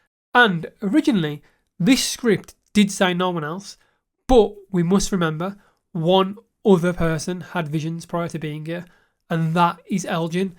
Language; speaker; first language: English; native; English